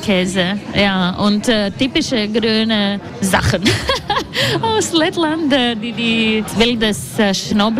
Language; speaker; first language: German; non-native, learner; Latvian